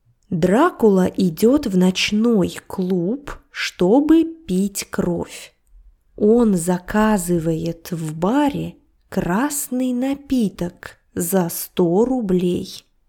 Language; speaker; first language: Russian; native; Russian